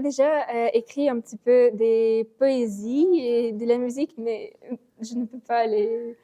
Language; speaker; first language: French; non-native, learner; Ukrainian